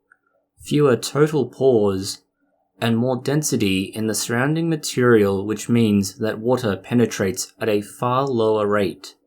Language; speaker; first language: English; native; English